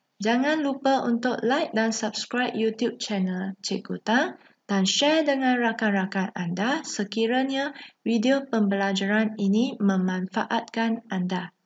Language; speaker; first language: Malay; non-native, local second language; Chinese